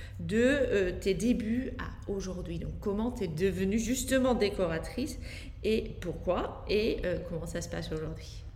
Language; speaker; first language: French; non-native, fluent; Dutch